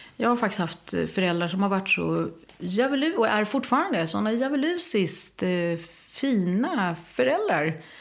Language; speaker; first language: Swedish; native; Swedish